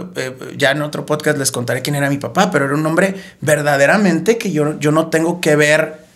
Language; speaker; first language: Spanish; native; Spanish